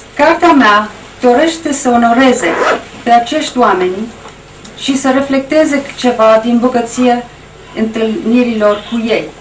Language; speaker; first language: Romanian; non-native, fluent; English